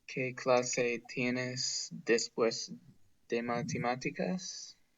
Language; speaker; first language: Spanish; non-native, learner; English